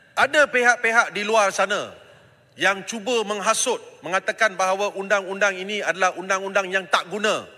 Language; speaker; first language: Malay; non-native, local second language; Tamil